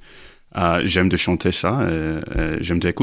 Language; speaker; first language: French; non-native, learner; English